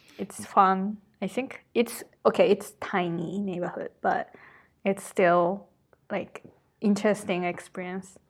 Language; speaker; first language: English; non-native, fluent; Japanese